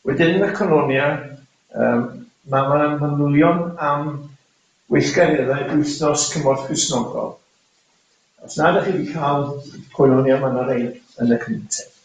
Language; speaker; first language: Welsh; native; Welsh